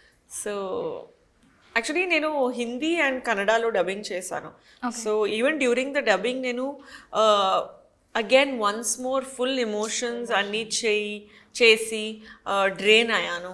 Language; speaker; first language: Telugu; non-native, fluent; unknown